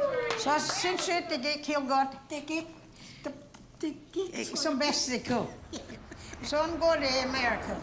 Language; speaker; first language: Danish; early bilingual, heritage; English